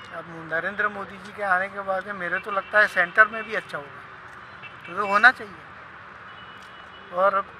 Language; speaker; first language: Hindi; non-native, local second language; Gujarati